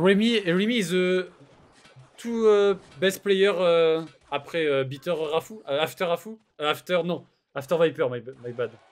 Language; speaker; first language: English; non-native, learner; French